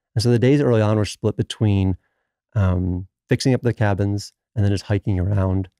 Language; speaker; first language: English; native; English